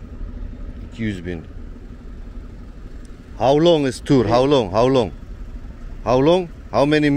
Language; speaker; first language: English; non-native, learner; Turkish